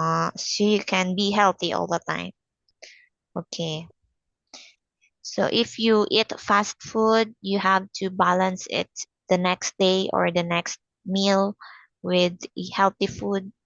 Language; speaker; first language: English; non-native, fluent; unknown